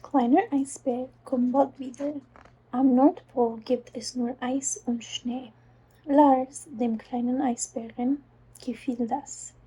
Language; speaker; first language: German; non-native, learner; English